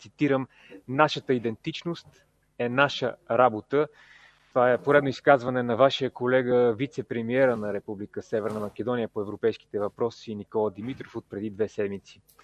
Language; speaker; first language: Bulgarian; native; Bulgarian